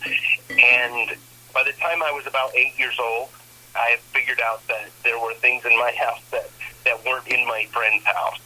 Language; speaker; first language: English; native; English